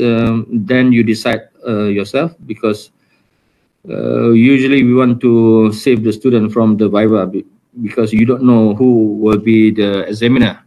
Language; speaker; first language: English; non-native, local second language; Malay